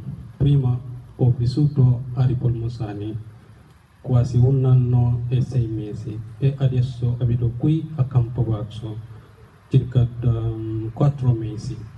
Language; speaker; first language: Italian; non-native, fluent; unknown